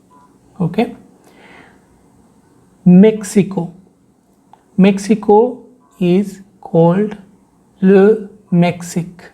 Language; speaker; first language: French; non-native, fluent; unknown